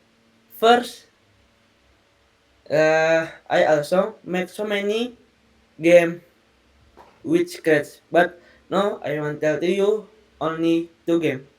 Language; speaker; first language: English; non-native, learner; Indonesian